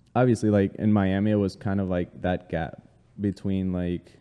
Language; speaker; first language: English; early bilingual, other home language; Spanish